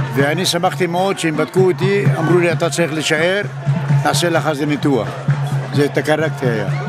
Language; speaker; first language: Hebrew; non-native, fluent; Russian